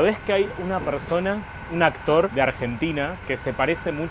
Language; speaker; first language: Spanish; native; Spanish